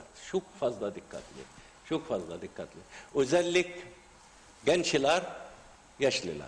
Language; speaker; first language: Turkish; non-native, learner; Arabic